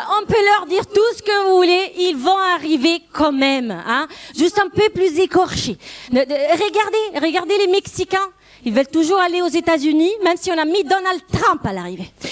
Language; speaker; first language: French; non-native, fluent; Italian